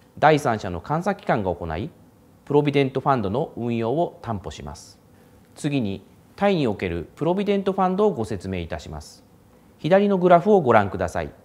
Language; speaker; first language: Japanese; native; Japanese